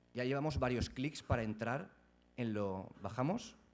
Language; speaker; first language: Spanish; native; Spanish